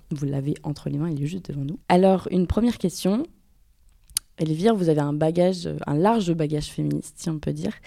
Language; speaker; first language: French; native; French